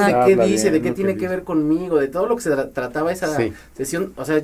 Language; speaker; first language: Spanish; native; Spanish